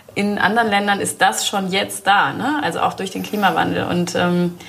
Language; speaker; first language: German; native; German